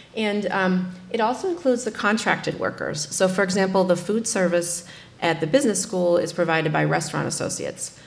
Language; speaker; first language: English; native; English